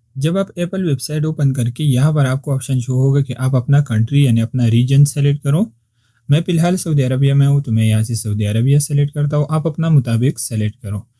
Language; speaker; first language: Urdu; non-native, local second language; Pashto